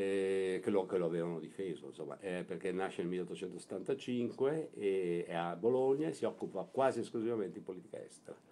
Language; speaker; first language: Italian; native; Italian